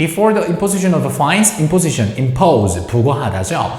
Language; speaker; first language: English; non-native, fluent; Korean